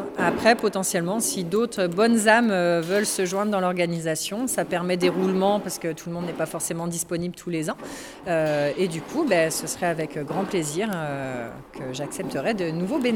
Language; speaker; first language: French; native; French